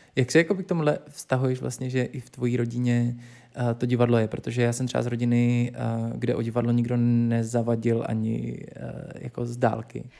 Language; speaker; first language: Czech; native; Czech